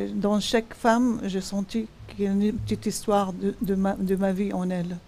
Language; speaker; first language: French; non-native, fluent; Arabic